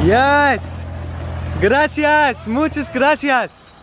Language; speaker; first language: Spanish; non-native, learner; English